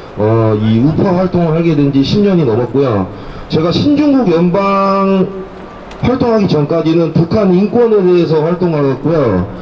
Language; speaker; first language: Korean; native; Korean